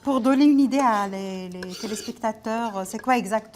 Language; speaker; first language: French; non-native, local second language; Arabic